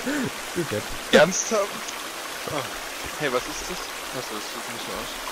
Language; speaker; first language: German; native; German